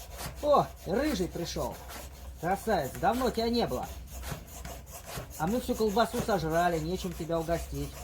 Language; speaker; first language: Russian; native; Russian